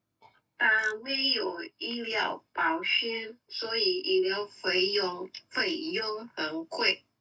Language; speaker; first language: Chinese; non-native, learner; Indonesian